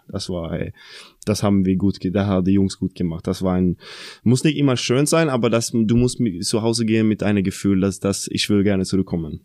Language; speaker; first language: German; non-native, fluent; Norwegian